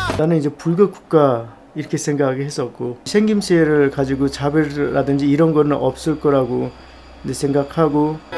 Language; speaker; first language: Korean; non-native, fluent; Nepali